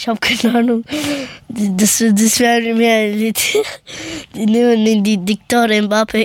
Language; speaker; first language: German; early bilingual, other home language; Persian